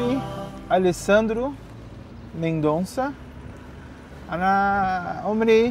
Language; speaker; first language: Arabic; non-native, learner; Portuguese